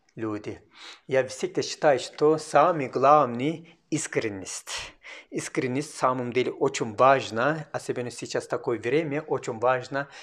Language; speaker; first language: Russian; non-native, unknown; Turkish